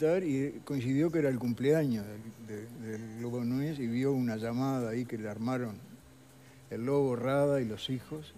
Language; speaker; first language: Spanish; native; Spanish